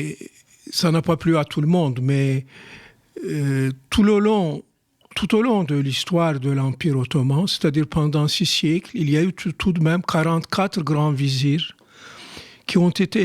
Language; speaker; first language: French; non-native, fluent; Turkish